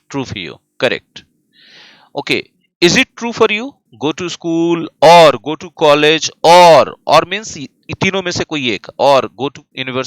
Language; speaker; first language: English; non-native, fluent; Hindi